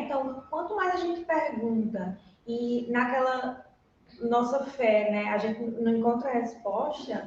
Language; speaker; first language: Portuguese; native; Portuguese